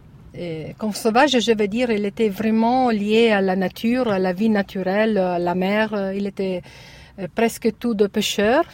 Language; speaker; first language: French; non-native, learner; Italian